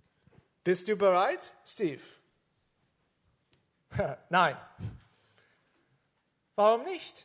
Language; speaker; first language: German; non-native, fluent; English